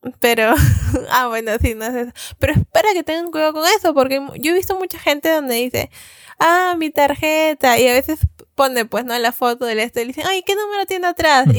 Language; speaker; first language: Spanish; native; Spanish